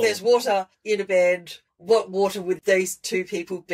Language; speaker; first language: English; native; English